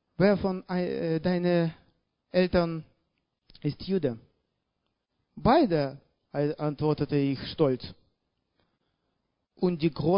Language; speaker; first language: German; non-native, learner; Russian